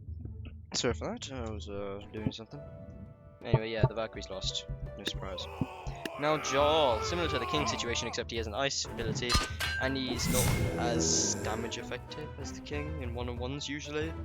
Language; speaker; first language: English; native; English